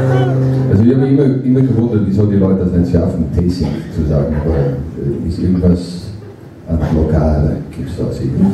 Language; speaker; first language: German; non-native, fluent; Dutch